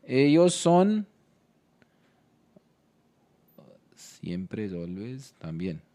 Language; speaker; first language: Spanish; non-native, learner; Hindi